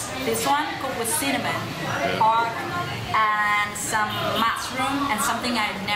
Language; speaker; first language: English; non-native, learner; Vietnamese